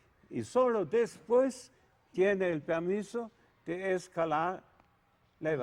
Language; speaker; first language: Spanish; non-native, learner; Italian